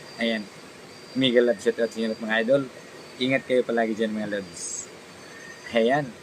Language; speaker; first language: Filipino; non-native, local second language; Cebuano